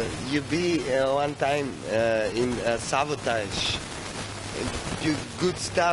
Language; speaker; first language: English; non-native, learner; Macedonian